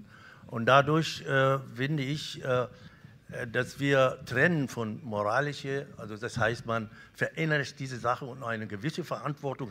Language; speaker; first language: German; non-native, local second language; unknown